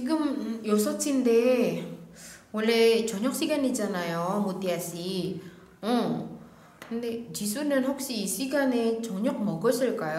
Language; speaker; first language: Korean; non-native, fluent; Indonesian